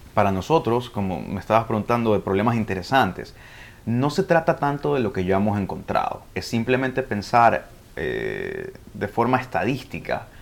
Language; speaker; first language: Spanish; early bilingual, heritage; Spanish